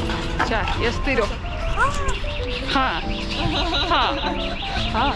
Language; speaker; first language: Korean; non-native, learner; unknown